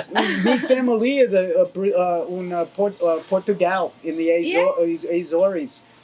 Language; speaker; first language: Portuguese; non-native, learner; English